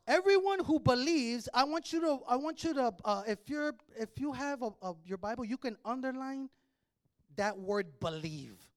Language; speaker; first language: English; native; English